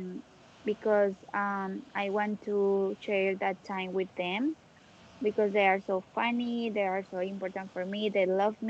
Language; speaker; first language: English; non-native, learner; Spanish